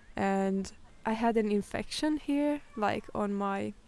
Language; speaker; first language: English; non-native, fluent; Finnish